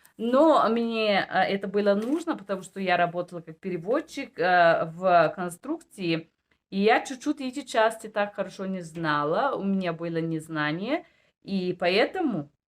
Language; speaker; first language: Russian; non-native, learner; Bulgarian